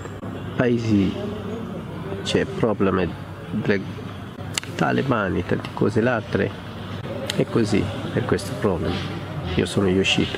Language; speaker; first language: Italian; non-native, learner; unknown